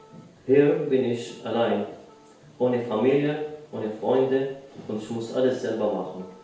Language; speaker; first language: German; non-native, learner; Arabic